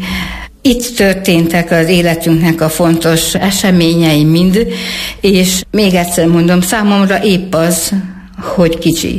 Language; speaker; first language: Hungarian; native; Hungarian